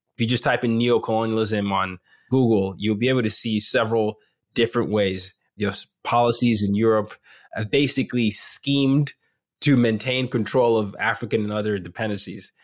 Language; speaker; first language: English; non-native, local second language; Yoruba